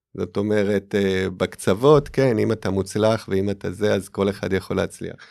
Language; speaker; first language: Hebrew; native; Hebrew